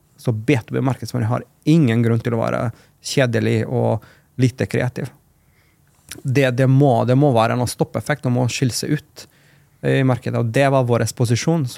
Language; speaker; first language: Norwegian; non-native, fluent; Macedonian